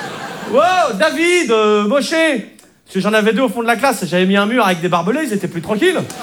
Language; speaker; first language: French; native; French